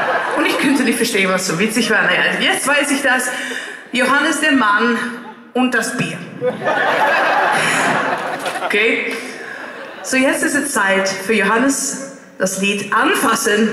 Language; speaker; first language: German; non-native, learner; Dutch